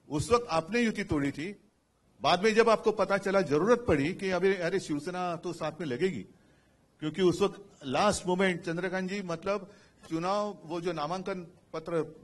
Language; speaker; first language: Hindi; non-native, local second language; Marathi